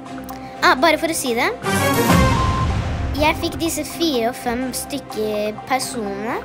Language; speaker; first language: Norwegian; early bilingual, other home language; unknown